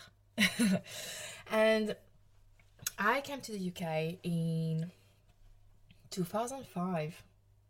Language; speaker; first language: English; non-native, fluent; French